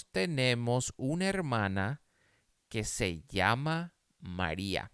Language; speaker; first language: Spanish; non-native, fluent; English